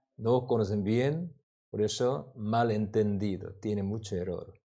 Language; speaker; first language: Spanish; non-native, learner; Korean